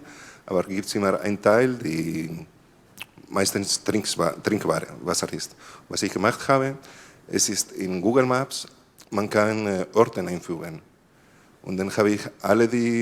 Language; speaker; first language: German; non-native, learner; Spanish